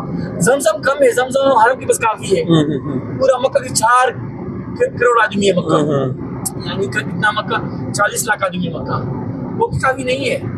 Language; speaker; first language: Hindi; non-native, learner; Baluchi